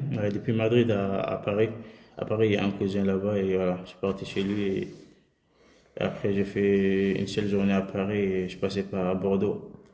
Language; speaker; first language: French; non-native, local second language; Soninke